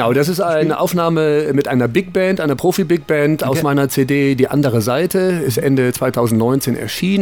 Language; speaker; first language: German; native; German